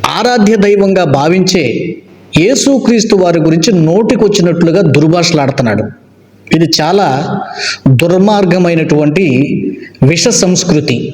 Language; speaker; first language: Telugu; native; Telugu